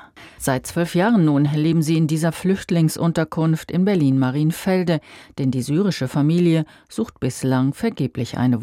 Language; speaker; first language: German; native; German